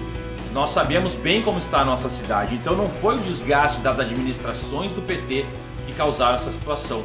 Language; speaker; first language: Portuguese; native; Portuguese